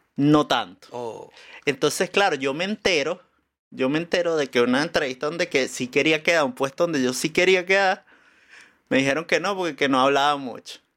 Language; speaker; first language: Spanish; native; Spanish